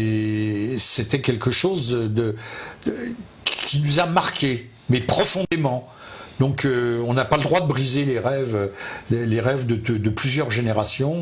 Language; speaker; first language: French; native; French